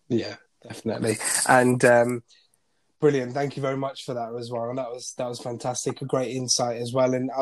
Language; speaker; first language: English; non-native, local second language; Gujarati